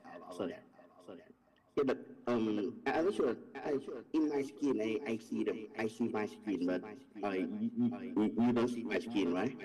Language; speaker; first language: English; non-native, learner; Thai